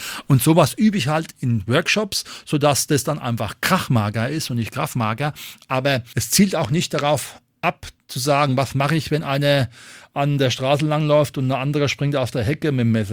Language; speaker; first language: German; native; German